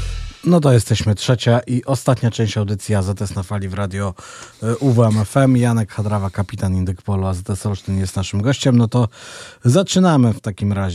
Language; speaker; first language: Polish; native; Polish